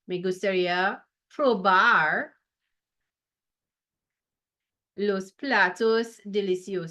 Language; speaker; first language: Spanish; non-native, fluent; English